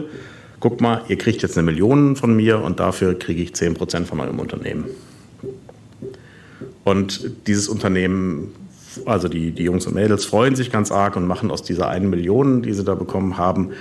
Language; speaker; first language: German; native; German